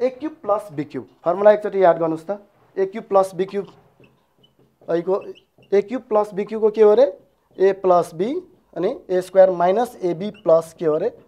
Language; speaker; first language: Nepali; non-native, local second language; Newari